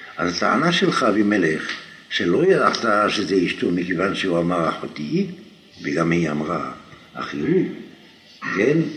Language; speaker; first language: Hebrew; non-native, fluent; French